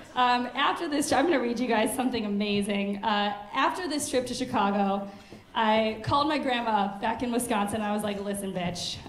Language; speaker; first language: English; native; English